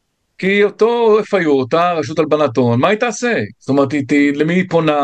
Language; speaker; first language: Hebrew; native; Hebrew